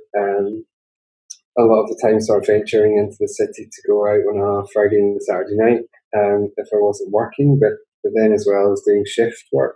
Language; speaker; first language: English; native; English